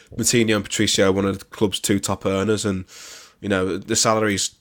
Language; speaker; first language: English; native; English